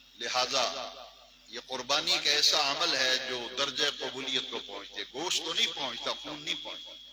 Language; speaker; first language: Urdu; non-native, local second language; Punjabi